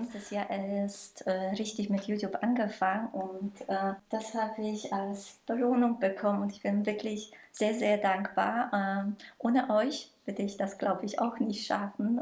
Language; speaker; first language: German; non-native, local second language; Polish